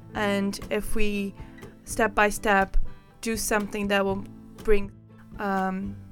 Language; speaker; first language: English; non-native, fluent; Portuguese